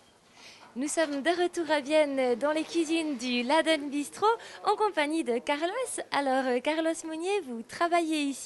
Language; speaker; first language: French; native; French